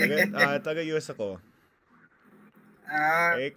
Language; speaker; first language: Filipino; non-native, learner; English